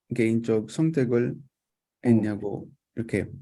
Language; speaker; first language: Korean; non-native, fluent; Spanish